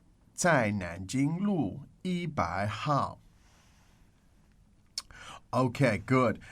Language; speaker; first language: Chinese; non-native, learner; English